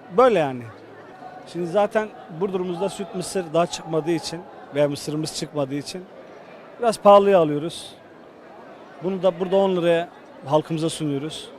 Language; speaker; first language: Turkish; non-native, local second language; Kurdish